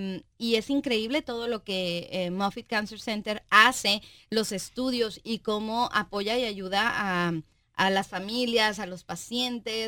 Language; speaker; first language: Spanish; native; Spanish